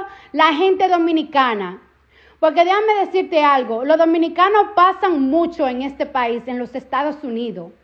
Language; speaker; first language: Spanish; early bilingual, heritage; Spanish